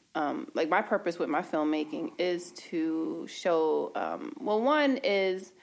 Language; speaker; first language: English; native; English